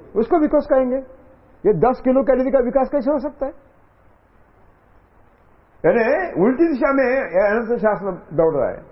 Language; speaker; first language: Hindi; non-native, local second language; Marathi